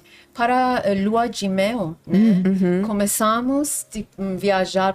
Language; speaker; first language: Portuguese; non-native, learner; Persian